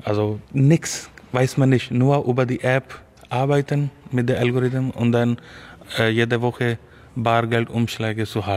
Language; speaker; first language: German; non-native, learner; Urdu